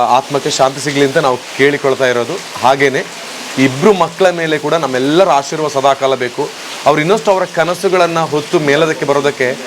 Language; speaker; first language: Kannada; native; Kannada